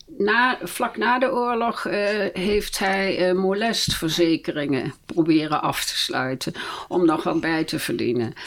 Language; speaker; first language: Dutch; native; Dutch